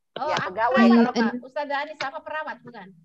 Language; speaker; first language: Indonesian; non-native, learner; Arabic